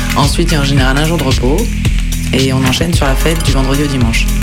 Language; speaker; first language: French; early bilingual, other home language; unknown